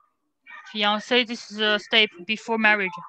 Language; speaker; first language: English; non-native, learner; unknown